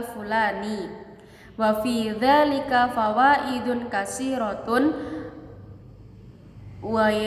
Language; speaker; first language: Arabic; non-native, fluent; Indonesian